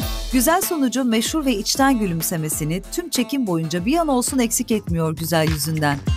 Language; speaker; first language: Turkish; native; Turkish